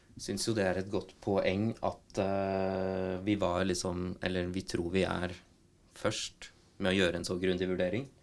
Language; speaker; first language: Norwegian; native; Norwegian